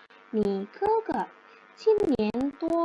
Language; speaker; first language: Chinese; non-native, fluent; Indonesian